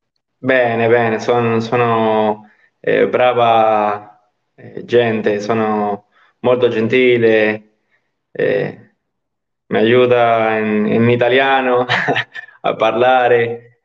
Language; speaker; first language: Italian; non-native, learner; Spanish